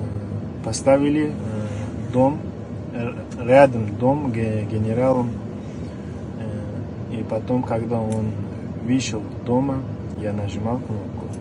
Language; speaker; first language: Russian; non-native, learner; Uzbek